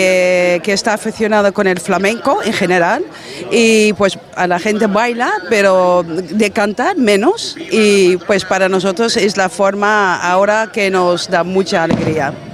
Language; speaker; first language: Spanish; non-native, fluent; Dutch